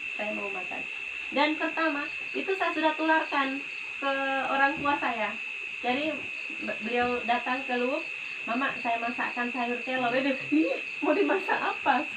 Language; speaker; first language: Indonesian; non-native, local second language; Sundanese